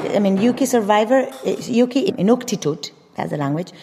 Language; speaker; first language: English; non-native, fluent; Spanish